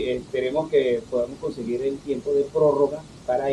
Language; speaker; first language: Spanish; native; Spanish